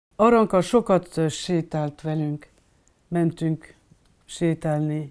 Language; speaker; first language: Hungarian; non-native, learner; French